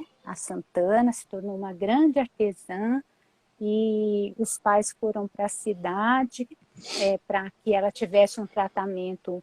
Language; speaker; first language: Portuguese; native; Portuguese